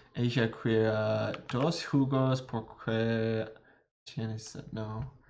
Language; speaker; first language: Spanish; non-native, learner; English